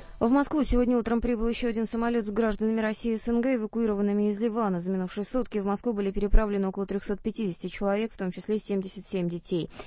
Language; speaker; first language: Russian; native; Russian